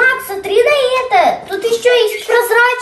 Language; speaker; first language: Russian; early bilingual, heritage; Russian